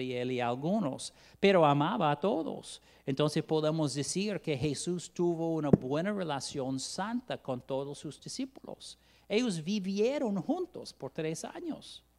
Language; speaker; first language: Spanish; non-native, fluent; English